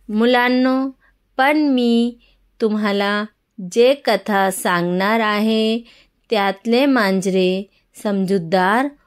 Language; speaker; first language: Marathi; non-native, local second language; Urdu